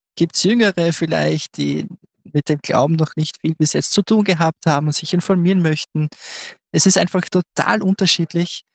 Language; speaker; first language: German; native; German